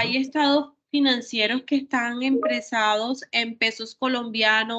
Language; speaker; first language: Spanish; native; Spanish